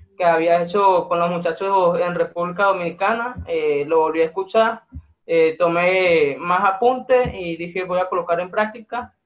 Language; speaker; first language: Spanish; native; Spanish